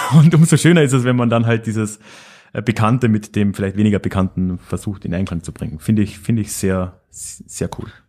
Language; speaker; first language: German; native; German